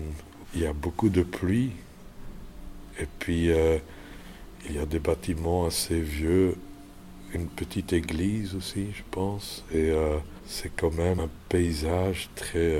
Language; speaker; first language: French; non-native, local second language; Dutch